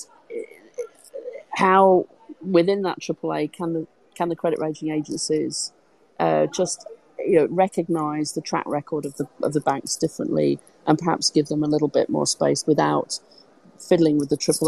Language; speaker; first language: English; native; English